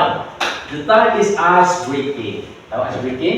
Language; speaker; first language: English; non-native, learner; Indonesian